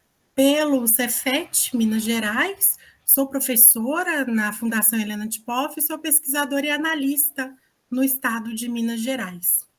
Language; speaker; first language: Portuguese; native; Portuguese